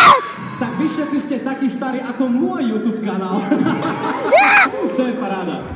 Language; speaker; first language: Slovak; native; Slovak